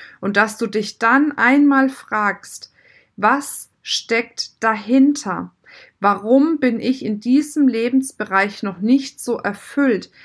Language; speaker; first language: German; native; German